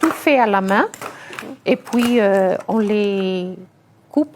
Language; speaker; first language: French; non-native, fluent; Greek